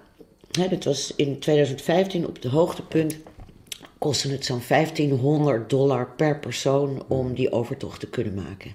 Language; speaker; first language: Dutch; native; Dutch